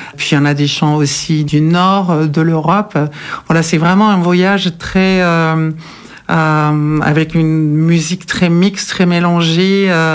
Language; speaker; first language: French; non-native, fluent; German